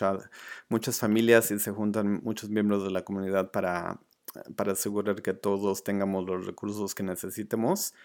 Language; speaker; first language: Spanish; early bilingual, other home language; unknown